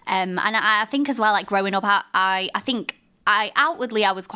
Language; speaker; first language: English; native; English